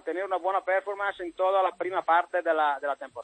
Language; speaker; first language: Spanish; non-native, learner; Italian